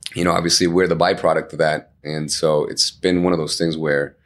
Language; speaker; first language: English; early bilingual, other home language; Spanish